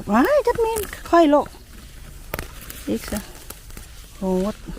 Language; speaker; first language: Danish; non-native, learner; Thai